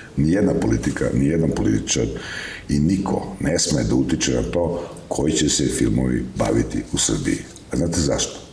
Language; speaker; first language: Serbian; native; Serbian